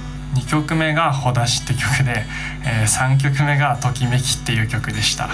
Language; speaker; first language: Japanese; native; Japanese